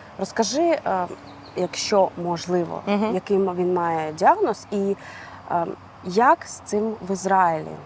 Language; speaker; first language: Ukrainian; native; Ukrainian